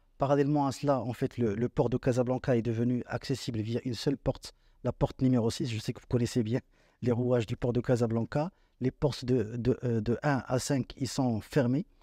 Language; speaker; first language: French; non-native, local second language; Arabic